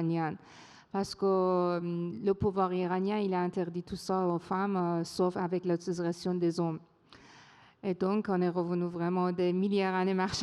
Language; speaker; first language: French; non-native, fluent; Persian